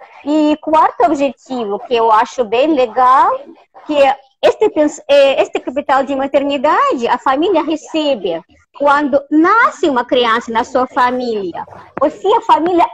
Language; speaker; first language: Portuguese; non-native, fluent; Russian